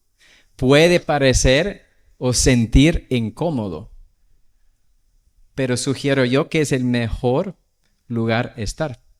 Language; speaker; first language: Spanish; non-native, fluent; English